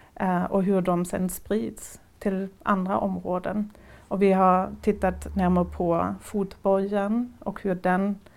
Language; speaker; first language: Swedish; non-native, fluent; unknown